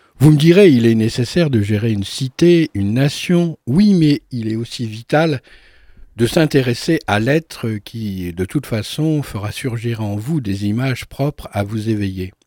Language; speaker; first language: French; native; French